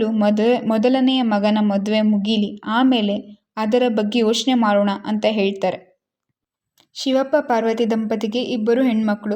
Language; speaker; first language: Kannada; native; Kannada